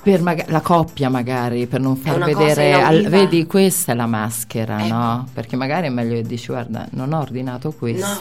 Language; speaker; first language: Italian; native; Italian